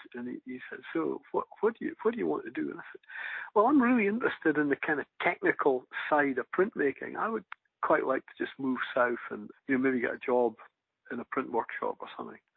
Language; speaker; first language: English; native; English